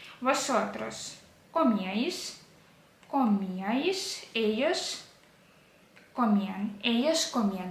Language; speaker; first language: Spanish; non-native, fluent; Ukrainian